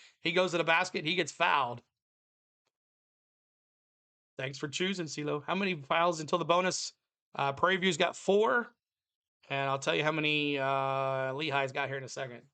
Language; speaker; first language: English; native; English